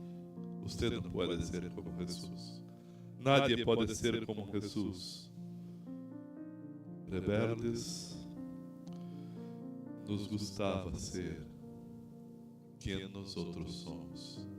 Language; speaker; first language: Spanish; non-native, fluent; Portuguese